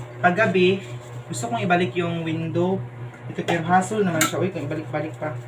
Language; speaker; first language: Filipino; non-native, local second language; Cebuano